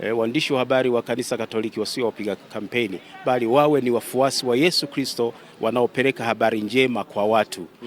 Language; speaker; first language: Swahili; native; Swahili